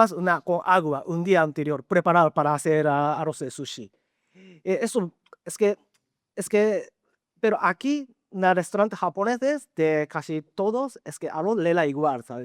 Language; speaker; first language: Spanish; non-native, learner; Japanese